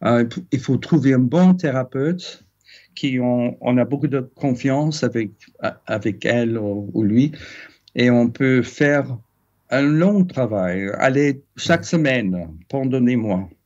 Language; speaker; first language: French; non-native, fluent; English